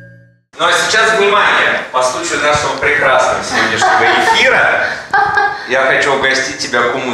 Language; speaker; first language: Russian; native; Russian